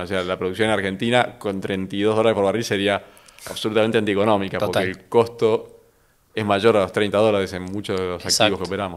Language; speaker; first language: Spanish; native; Spanish